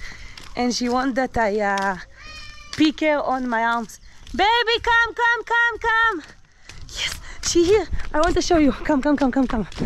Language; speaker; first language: English; non-native, learner; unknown